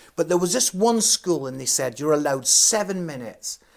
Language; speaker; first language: English; native; English